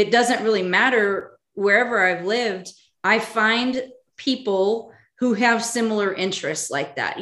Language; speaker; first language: English; native; English